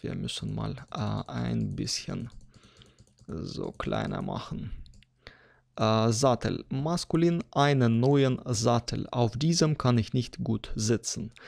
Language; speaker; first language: German; non-native, fluent; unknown